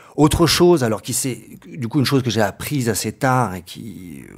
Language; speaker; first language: French; native; French